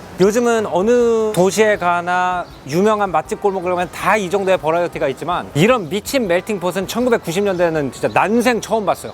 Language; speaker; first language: Korean; native; Korean